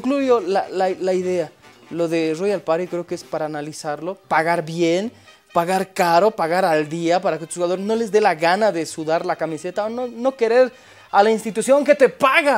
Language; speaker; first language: Spanish; native; Spanish